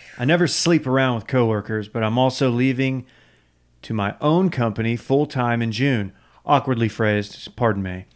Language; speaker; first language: English; native; English